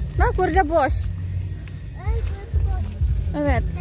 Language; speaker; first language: Turkish; non-native, learner; Indonesian